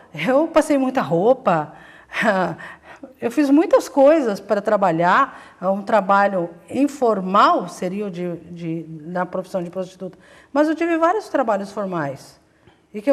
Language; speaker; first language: Portuguese; native; Portuguese